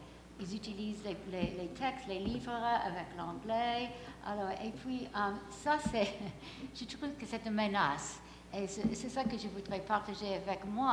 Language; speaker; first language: French; non-native, fluent; English